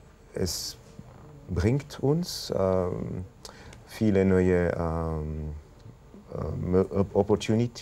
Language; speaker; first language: German; non-native, local second language; French